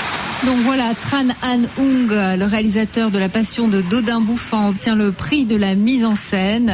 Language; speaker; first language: French; native; French